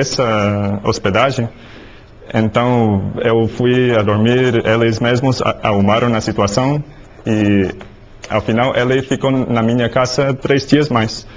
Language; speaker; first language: Portuguese; non-native, learner; English